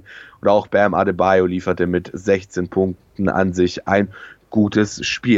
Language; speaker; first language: German; native; German